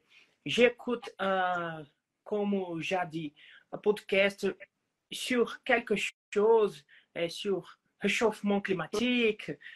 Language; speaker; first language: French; non-native, learner; Portuguese